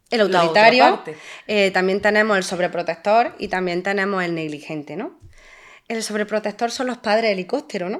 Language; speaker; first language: Spanish; native; Spanish